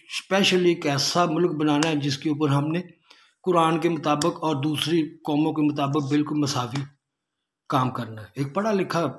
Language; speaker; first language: Urdu; native; Urdu